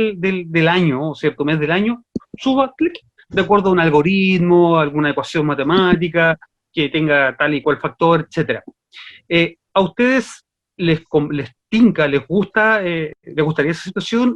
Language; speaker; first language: Spanish; native; Spanish